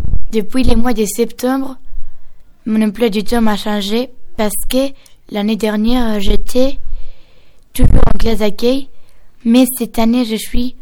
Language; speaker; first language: French; non-native, learner; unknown